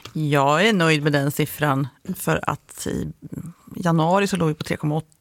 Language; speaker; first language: Swedish; native; Swedish